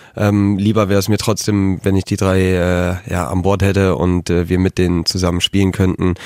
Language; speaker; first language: German; native; German